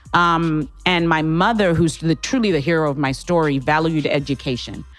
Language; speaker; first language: English; non-native, local second language; Shona